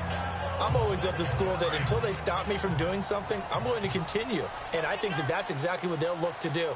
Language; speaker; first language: English; native; English